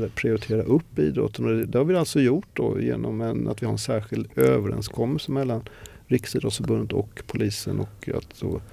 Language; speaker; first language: Swedish; native; Swedish